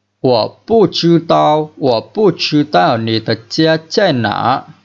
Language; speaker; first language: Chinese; non-native, fluent; Vietnamese